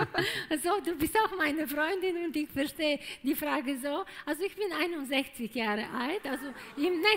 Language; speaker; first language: German; non-native, fluent; Bulgarian